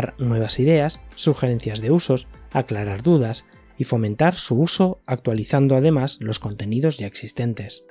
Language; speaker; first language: Spanish; native; Spanish